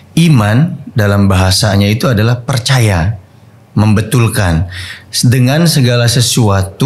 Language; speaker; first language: Indonesian; native; Indonesian